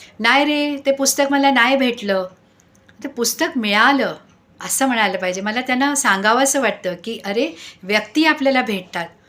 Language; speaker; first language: Marathi; non-native, local second language; Sindhi